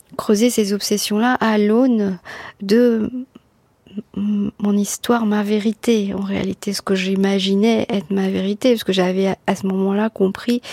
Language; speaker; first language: French; non-native, local second language; Morisyen